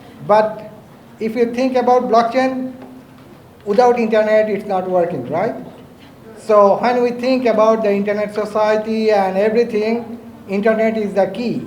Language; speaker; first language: English; non-native, fluent; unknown